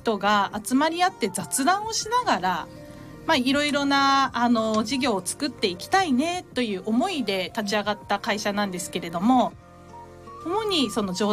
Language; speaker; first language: Japanese; native; Japanese